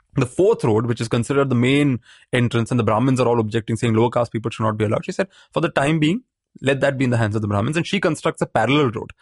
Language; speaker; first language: English; non-native, local second language; Malayalam